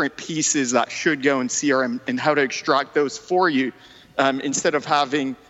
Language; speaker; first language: English; non-native, fluent; French